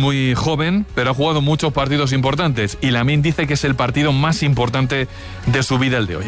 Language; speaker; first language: Spanish; native; Spanish